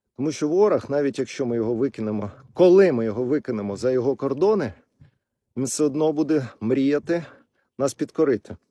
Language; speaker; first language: Ukrainian; non-native, local second language; Russian